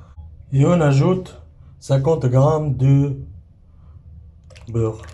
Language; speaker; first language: French; non-native, learner; Arabic